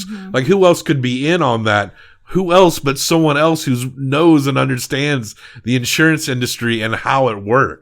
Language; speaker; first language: English; native; English